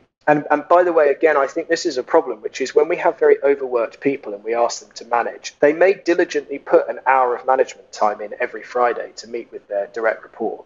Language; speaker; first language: English; native; English